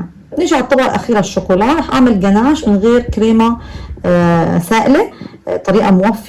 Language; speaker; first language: Arabic; native; Arabic